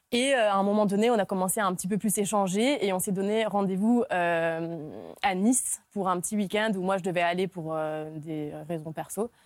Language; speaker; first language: French; early bilingual, other home language; Hungarian